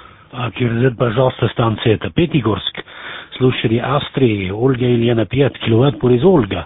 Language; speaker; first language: Russian; non-native, learner; German